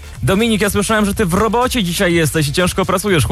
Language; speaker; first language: Polish; native; Polish